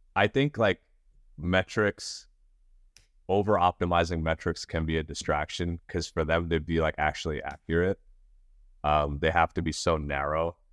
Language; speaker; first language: English; native; English